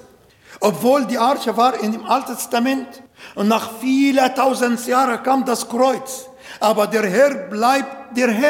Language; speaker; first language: German; non-native, fluent; Arabic